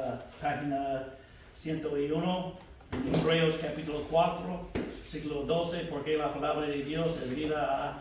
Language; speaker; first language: Spanish; non-native, fluent; English